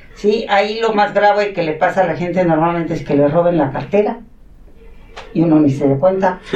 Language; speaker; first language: Spanish; non-native, local second language; Catalan